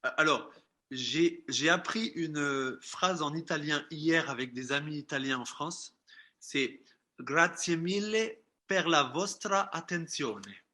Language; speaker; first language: French; native; French